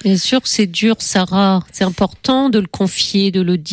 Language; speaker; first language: French; native; French